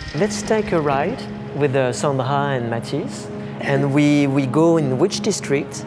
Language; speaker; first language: English; non-native, fluent; French